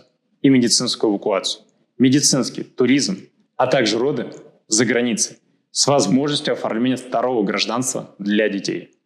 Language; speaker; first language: Russian; native; Russian